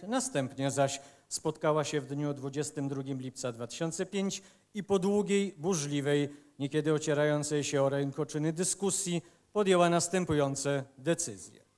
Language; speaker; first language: Polish; native; Polish